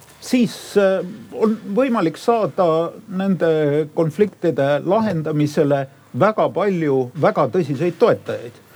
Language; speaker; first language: Estonian; native; Estonian